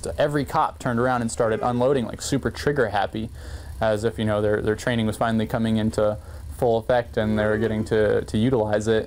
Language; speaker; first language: English; native; English